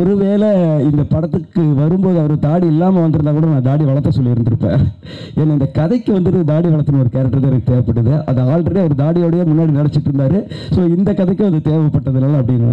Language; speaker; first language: Tamil; native; Tamil